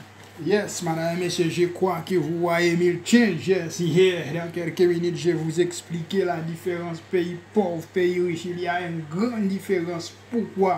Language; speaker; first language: French; non-native, local second language; Haitian Creole